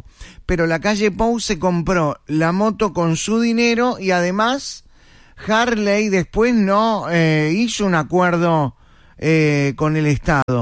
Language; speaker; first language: Spanish; native; Spanish